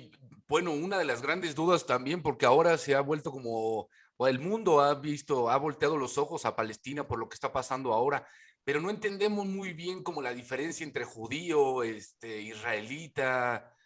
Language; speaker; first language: Spanish; native; Spanish